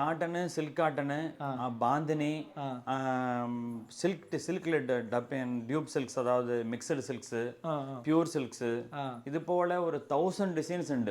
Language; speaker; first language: Malayalam; non-native, local second language; Tamil